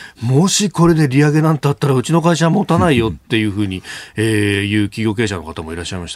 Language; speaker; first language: Japanese; native; Japanese